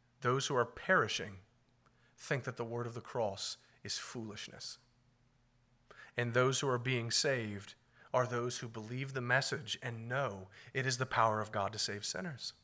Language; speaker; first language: English; native; English